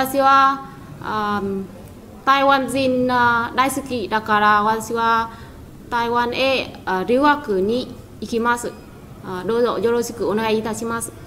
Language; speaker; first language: Japanese; non-native, learner; Vietnamese